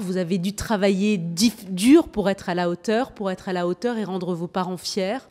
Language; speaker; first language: French; native; French